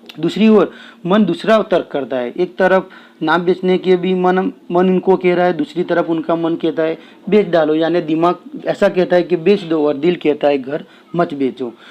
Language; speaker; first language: Hindi; non-native, local second language; Gujarati